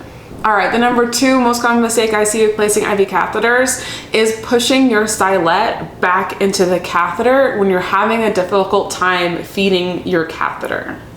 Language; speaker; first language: English; native; English